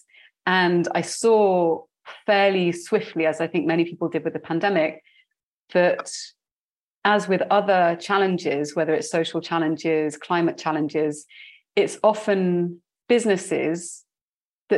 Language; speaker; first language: English; native; English